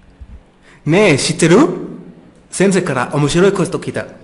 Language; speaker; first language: Japanese; non-native, learner; Spanish